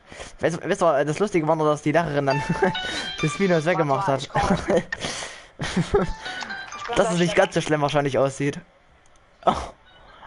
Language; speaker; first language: German; native; German